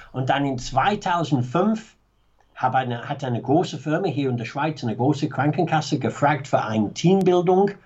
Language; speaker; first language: German; non-native, fluent; English